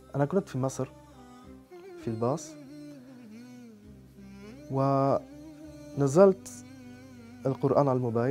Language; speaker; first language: Arabic; non-native, fluent; French